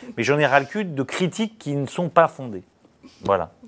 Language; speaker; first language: French; native; French